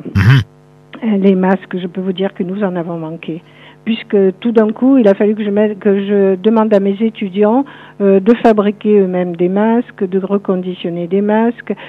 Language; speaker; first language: French; native; French